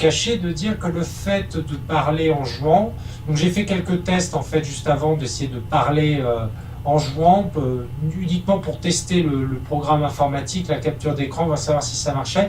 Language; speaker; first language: French; native; French